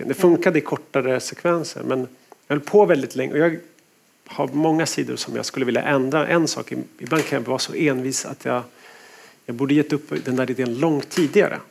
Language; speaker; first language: Swedish; native; Swedish